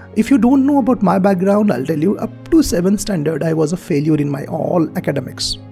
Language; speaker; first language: English; non-native, local second language; Marathi